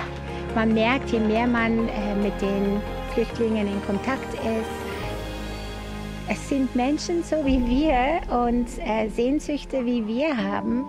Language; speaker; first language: German; non-native, fluent; Dutch